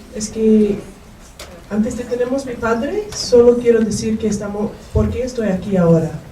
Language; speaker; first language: Spanish; non-native, learner; English